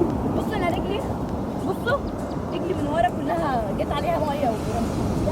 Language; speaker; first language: Arabic; native; Arabic